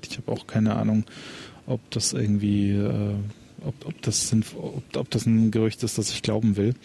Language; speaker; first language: German; native; German